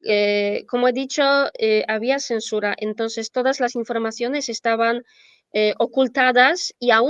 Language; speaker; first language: Spanish; non-native, fluent; Polish